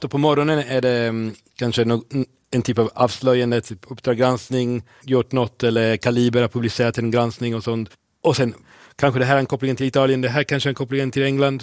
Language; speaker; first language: Swedish; non-native, fluent; Italian